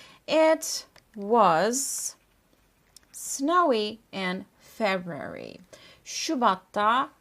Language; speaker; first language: English; non-native, fluent; Turkish